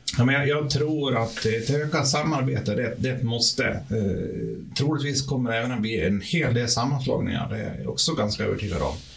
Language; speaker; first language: Swedish; native; Swedish